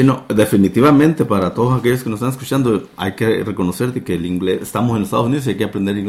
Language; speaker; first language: Spanish; native; Spanish